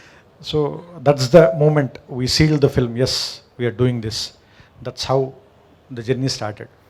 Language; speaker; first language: Telugu; native; Telugu